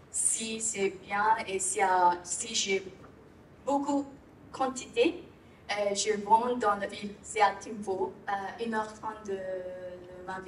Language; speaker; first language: French; non-native, learner; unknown